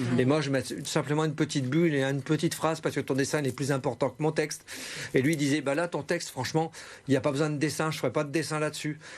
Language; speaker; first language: French; native; French